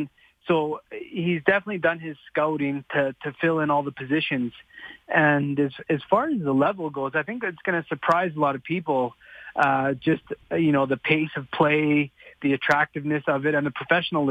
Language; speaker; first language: English; native; English